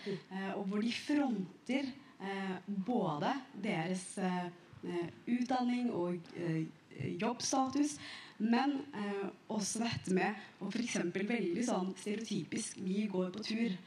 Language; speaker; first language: Norwegian; early bilingual, other home language; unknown